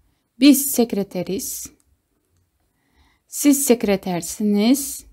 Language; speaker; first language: Turkish; non-native, fluent; Kazakh